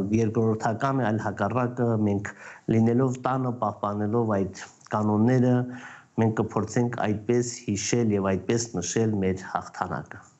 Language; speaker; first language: Armenian; native; Armenian